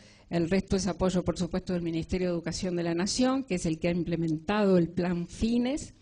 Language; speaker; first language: Spanish; native; Spanish